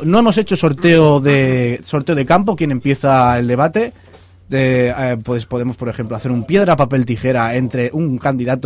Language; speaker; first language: Spanish; native; Spanish